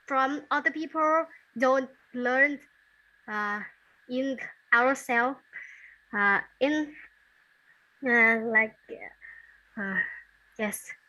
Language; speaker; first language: English; non-native, learner; Vietnamese